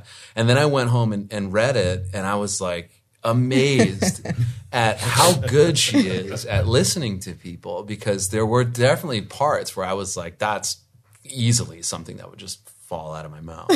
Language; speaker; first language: English; native; English